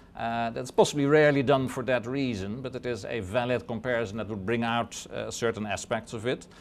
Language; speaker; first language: English; non-native, fluent; Dutch